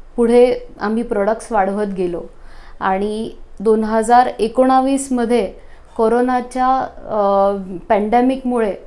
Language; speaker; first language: Marathi; native; Marathi